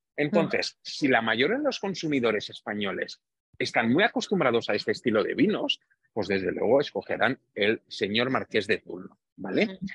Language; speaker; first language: Spanish; non-native, fluent; Hungarian